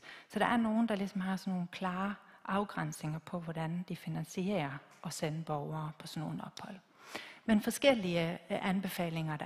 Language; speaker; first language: Danish; native; Danish